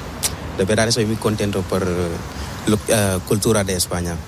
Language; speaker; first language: Spanish; non-native, learner; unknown